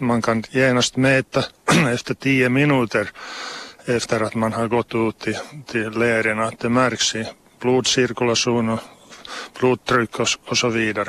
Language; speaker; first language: Swedish; non-native, local second language; Finnish